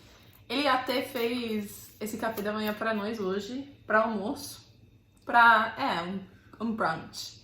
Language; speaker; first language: Portuguese; non-native, fluent; English